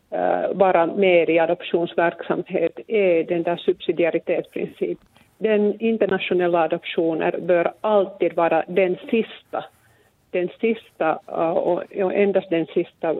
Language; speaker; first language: Swedish; non-native, local second language; Finnish